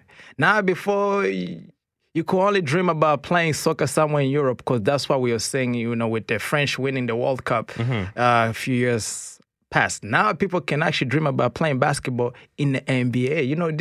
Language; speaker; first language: English; non-native, local second language; Kinyarwanda